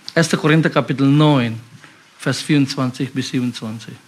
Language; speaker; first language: German; non-native, fluent; Indonesian